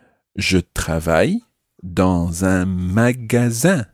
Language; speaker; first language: French; non-native, fluent; English